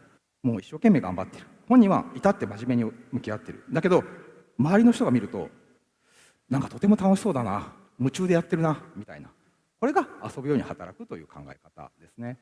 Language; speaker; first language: Japanese; native; Japanese